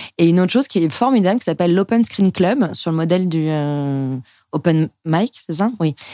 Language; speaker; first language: French; native; French